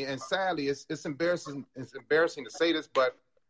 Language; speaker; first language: English; native; English